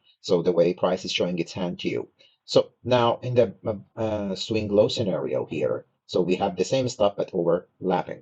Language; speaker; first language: English; non-native, fluent; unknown